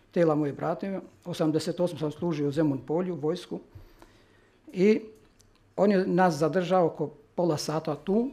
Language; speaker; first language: Serbian; non-native, local second language; Albanian